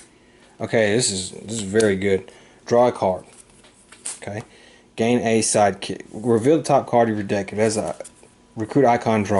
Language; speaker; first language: English; native; English